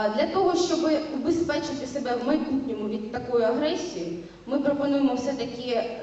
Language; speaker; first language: Ukrainian; non-native, local second language; Russian